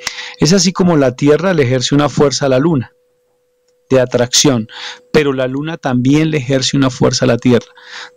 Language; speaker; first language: Spanish; native; Spanish